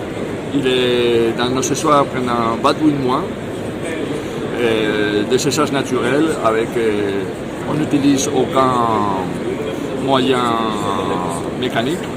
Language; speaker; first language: French; non-native, fluent; Spanish